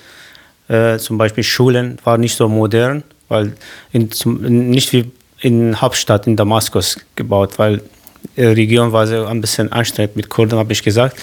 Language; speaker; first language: German; non-native, learner; Kurdish